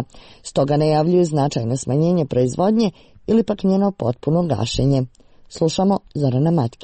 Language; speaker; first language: Croatian; native; Croatian